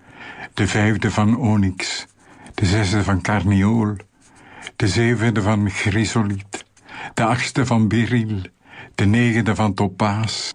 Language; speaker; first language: Dutch; native; Dutch